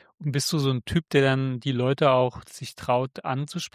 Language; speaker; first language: German; native; German